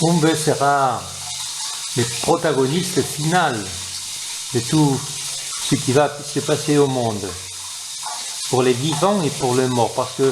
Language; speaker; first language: French; non-native, fluent; Spanish